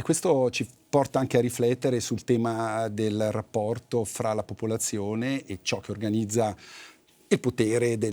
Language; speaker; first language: Italian; native; Italian